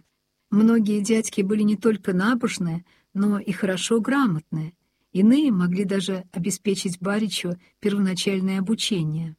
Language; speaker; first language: Russian; native; Russian